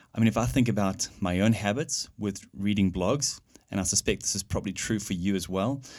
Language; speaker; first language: English; native; English